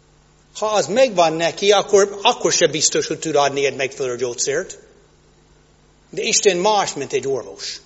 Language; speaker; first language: Hungarian; non-native, fluent; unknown